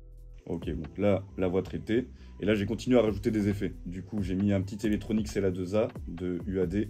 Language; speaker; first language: French; native; French